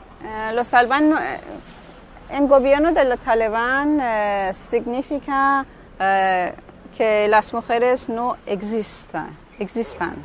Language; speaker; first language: Spanish; non-native, learner; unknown